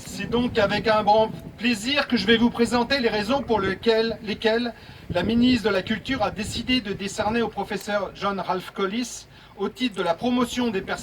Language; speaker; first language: French; native; French